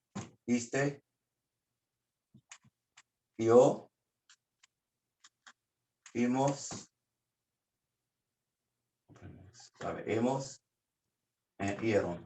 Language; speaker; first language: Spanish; non-native, learner; English